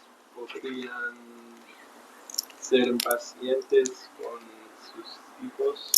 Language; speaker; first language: Spanish; non-native, learner; English